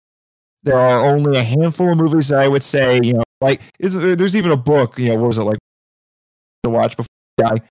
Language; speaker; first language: English; native; English